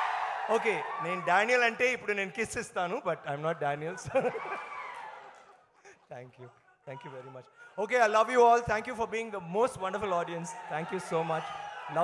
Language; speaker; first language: Telugu; non-native, learner; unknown